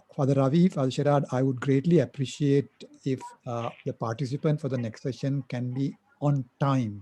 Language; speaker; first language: English; non-native, local second language; Sinhala